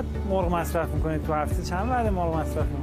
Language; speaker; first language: Persian; native; Persian